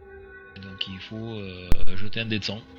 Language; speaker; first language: French; native; French